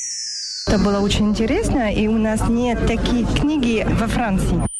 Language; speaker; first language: Russian; non-native, fluent; French